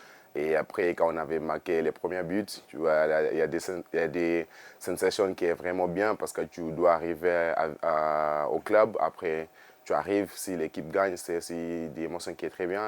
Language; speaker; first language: French; non-native, fluent; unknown